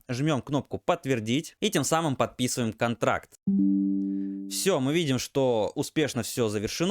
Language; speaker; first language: Russian; native; Russian